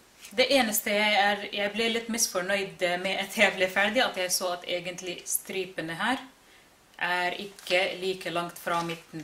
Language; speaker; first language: Norwegian; non-native, fluent; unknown